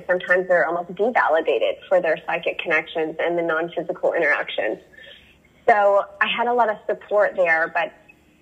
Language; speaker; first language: English; native; English